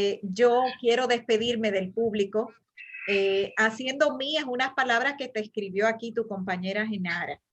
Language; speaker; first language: Spanish; native; Spanish